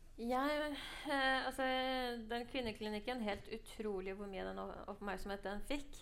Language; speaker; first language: Norwegian; early bilingual, other home language; Persian